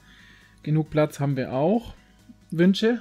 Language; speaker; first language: German; native; German